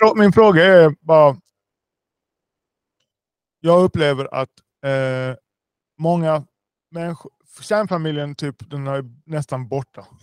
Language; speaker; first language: Swedish; early bilingual, other home language; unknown